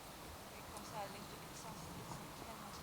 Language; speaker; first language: French; non-native, learner; English